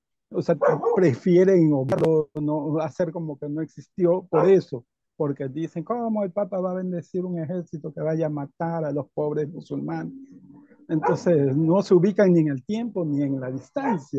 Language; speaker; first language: Spanish; native; Spanish